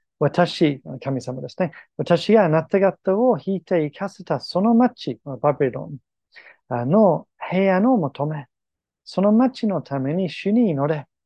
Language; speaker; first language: Japanese; non-native, fluent; English